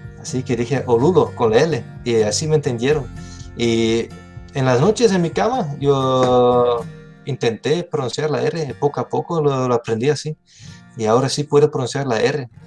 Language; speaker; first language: Spanish; non-native, fluent; Dutch